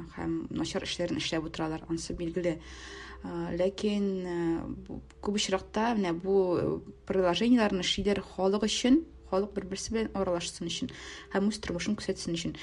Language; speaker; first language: Tatar; native; Tatar